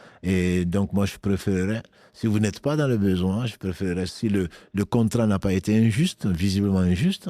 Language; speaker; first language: French; native; French